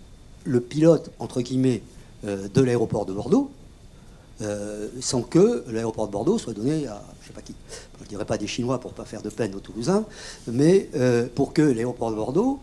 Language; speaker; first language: French; native; French